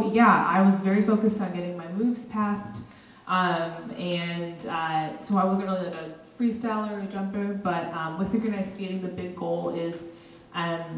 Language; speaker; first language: English; native; English